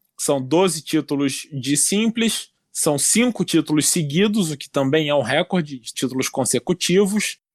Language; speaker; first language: Portuguese; native; Portuguese